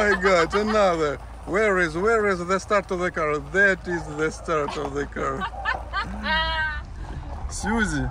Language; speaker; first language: English; non-native, learner; Russian